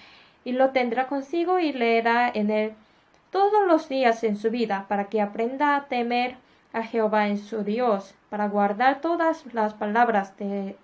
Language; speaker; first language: Spanish; non-native, fluent; Korean